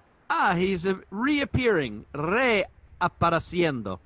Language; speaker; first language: Spanish; non-native, learner; English